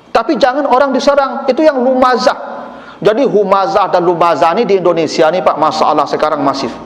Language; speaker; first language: Malay; non-native, local second language; Minangkabau